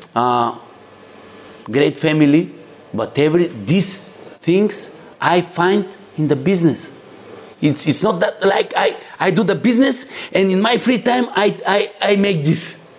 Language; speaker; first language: English; non-native, learner; Bulgarian